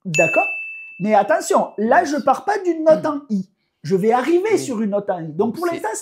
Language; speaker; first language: French; native; French